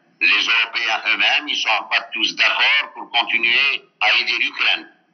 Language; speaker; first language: French; non-native, local second language; Arabic